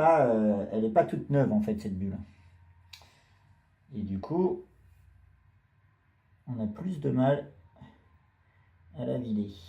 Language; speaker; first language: French; native; French